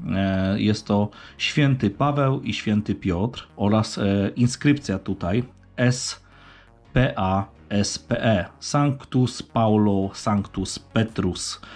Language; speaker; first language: Polish; native; Polish